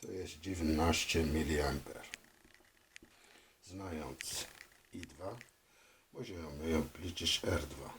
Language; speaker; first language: Polish; non-native, fluent; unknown